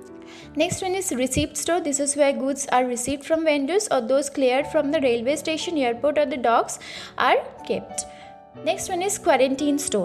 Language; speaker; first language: English; non-native, local second language; Bangla